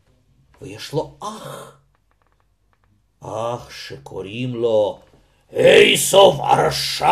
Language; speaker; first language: Hebrew; non-native, fluent; Russian